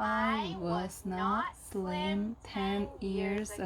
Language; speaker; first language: English; non-native, learner; Korean